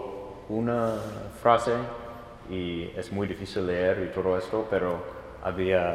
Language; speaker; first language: Spanish; non-native, fluent; English